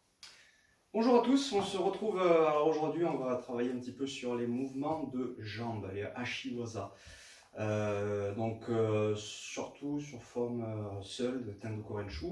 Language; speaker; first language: French; native; French